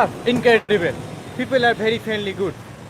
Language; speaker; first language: English; non-native, learner; Hindi